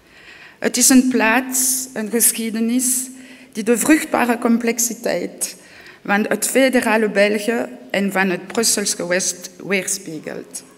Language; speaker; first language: Dutch; non-native, local second language; French